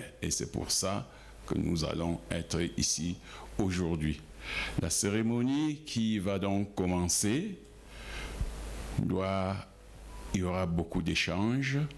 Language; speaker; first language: French; non-native, local second language; Ghomala